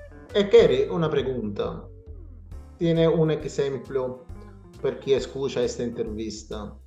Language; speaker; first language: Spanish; non-native, learner; Italian